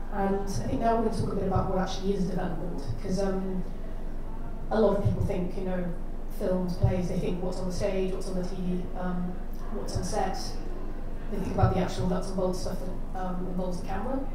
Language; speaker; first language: English; native; English